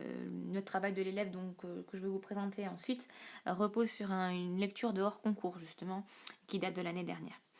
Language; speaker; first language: French; native; French